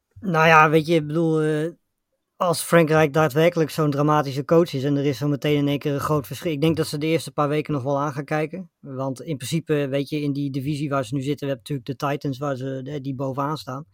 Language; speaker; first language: Dutch; native; Dutch